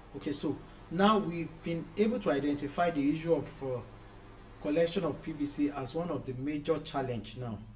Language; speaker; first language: English; non-native, local second language; Yoruba